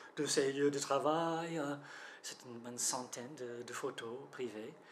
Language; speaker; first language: French; non-native, fluent; English